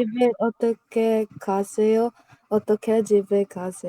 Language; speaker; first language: Korean; non-native, learner; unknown